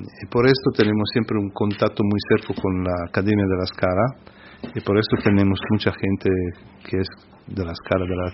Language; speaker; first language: Spanish; non-native, fluent; Italian